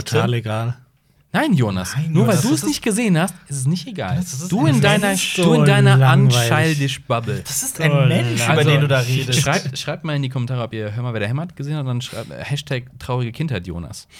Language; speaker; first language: German; native; German